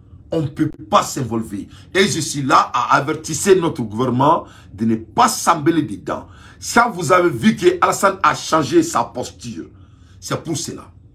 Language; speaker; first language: French; non-native, local second language; Bambara